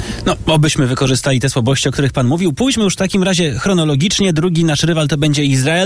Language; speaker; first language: Polish; native; Polish